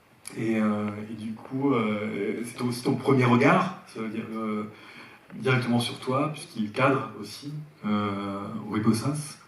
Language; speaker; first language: French; native; French